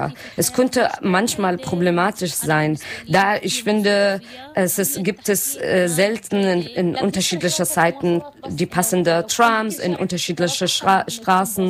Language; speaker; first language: German; non-native, learner; Arabic